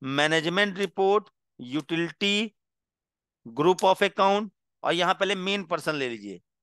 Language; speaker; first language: Hindi; non-native, local second language; Gujarati